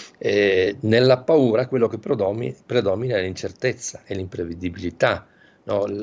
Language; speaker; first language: Italian; native; Italian